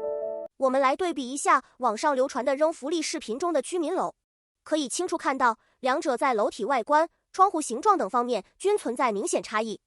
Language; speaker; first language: Chinese; native; Chinese